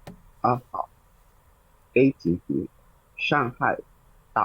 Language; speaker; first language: Chinese; non-native, learner; Indonesian